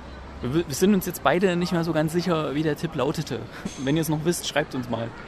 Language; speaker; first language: German; native; German